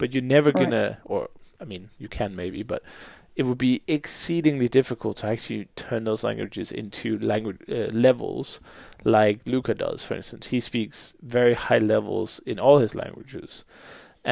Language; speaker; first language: English; non-native, fluent; Danish